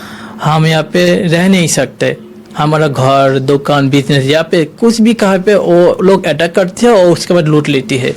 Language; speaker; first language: Hindi; non-native, learner; Bangla